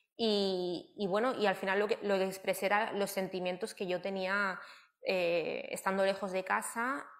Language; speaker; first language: Spanish; native; Spanish